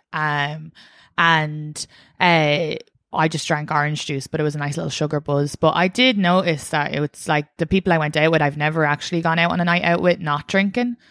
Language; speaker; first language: English; native; English